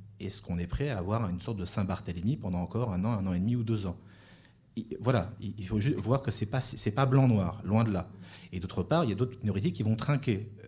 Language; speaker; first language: French; native; French